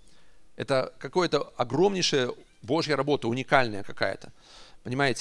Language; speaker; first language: Russian; native; Russian